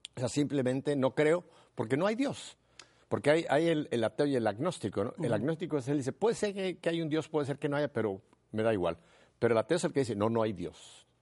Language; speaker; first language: Spanish; native; Spanish